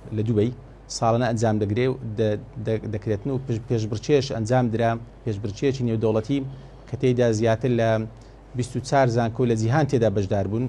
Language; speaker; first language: Central Kurdish; native; Central Kurdish